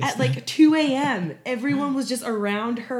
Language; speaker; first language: English; non-native, fluent; Spanish